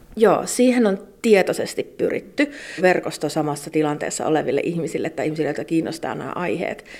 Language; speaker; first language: Finnish; native; Finnish